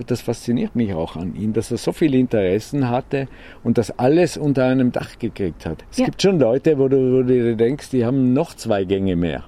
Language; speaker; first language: German; native; German